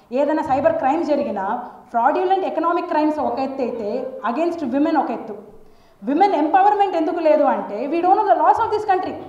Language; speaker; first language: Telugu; native; Telugu